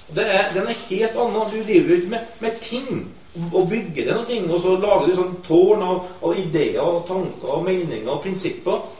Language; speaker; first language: Norwegian; native; Norwegian